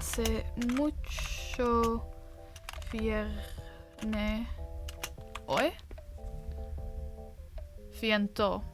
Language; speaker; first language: Spanish; non-native, learner; English